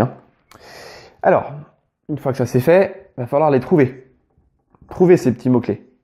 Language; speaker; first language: French; native; French